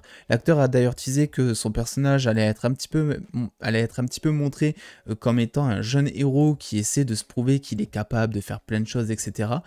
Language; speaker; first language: French; native; French